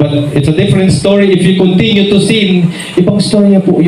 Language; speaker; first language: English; non-native, local second language; Filipino